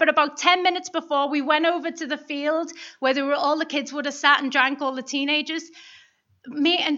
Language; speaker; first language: English; native; English